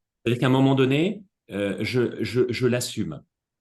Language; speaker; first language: French; native; French